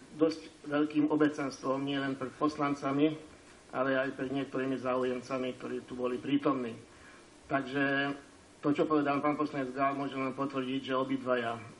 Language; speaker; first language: Slovak; non-native, local second language; Hungarian